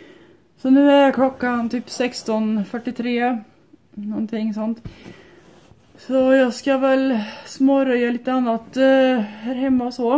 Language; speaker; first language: Swedish; native; Swedish